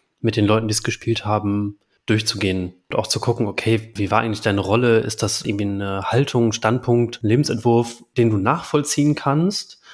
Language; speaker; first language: German; native; German